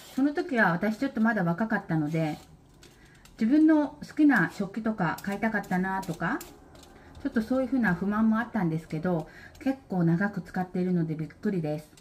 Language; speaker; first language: Japanese; native; Japanese